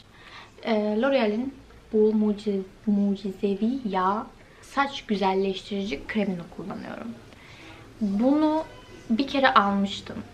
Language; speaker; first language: Turkish; native; Turkish